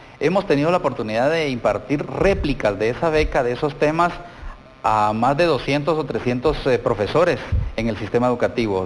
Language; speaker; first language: Spanish; native; Spanish